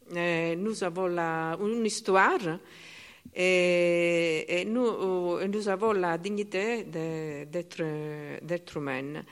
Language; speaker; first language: French; non-native, learner; Italian